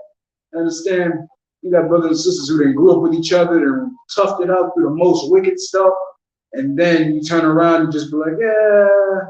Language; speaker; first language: English; native; English